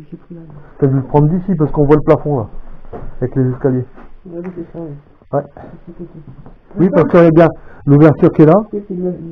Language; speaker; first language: French; native; French